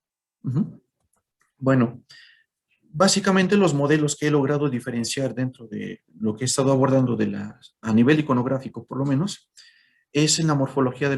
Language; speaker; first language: Spanish; native; Spanish